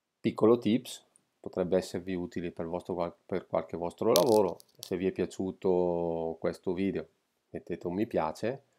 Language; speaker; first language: Italian; native; Italian